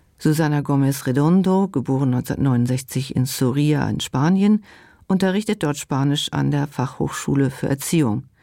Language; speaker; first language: German; non-native, local second language; Luxembourgish